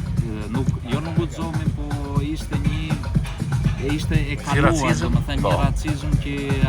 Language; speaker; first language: Albanian; early bilingual, heritage; Albanian